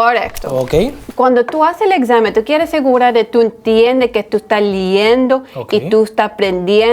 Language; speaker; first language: Spanish; early bilingual, heritage; Spanish